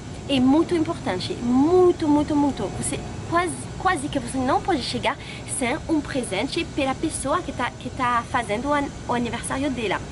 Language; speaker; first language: Portuguese; non-native, fluent; French